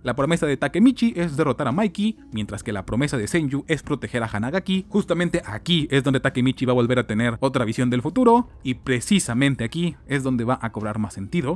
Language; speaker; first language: Spanish; native; Spanish